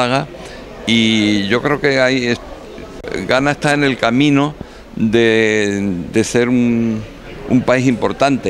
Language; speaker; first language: Spanish; native; Spanish